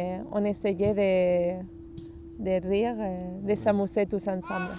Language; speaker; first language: French; non-native, learner; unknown